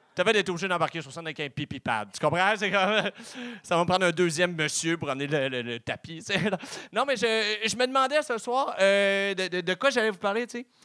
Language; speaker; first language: French; native; French